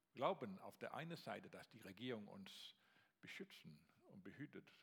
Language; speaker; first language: German; non-native, learner; Danish